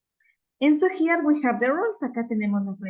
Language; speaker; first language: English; non-native, fluent; Spanish